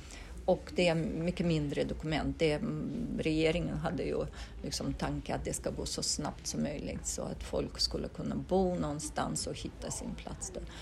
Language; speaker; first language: Swedish; non-native, fluent; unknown